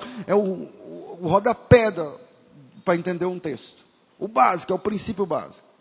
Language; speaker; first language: Portuguese; native; Portuguese